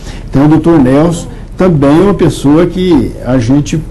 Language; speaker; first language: Portuguese; native; Portuguese